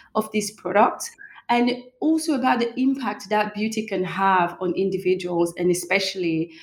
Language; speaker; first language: English; non-native, fluent; French